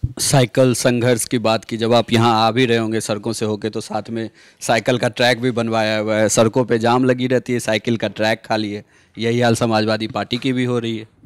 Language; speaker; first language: Hindi; native; Hindi